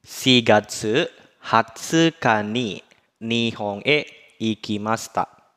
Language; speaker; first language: Japanese; non-native, fluent; Indonesian